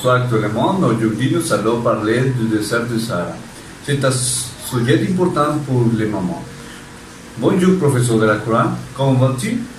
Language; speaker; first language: French; non-native, learner; Spanish